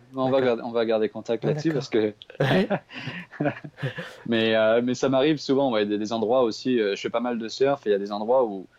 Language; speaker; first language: French; native; French